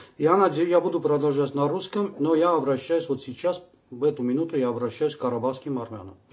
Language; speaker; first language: Russian; non-native, local second language; Armenian